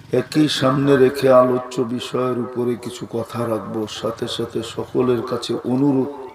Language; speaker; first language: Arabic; non-native, fluent; Bangla